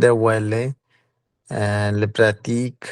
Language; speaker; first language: French; non-native, learner; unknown